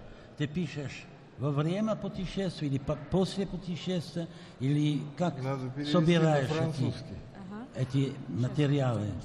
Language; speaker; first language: Russian; non-native, fluent; French